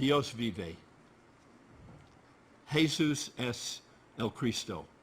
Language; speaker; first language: Spanish; non-native, learner; English